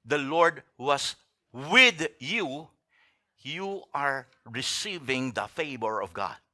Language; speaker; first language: English; non-native, local second language; Filipino